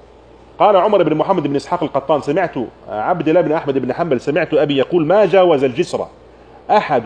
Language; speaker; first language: Arabic; non-native, fluent; German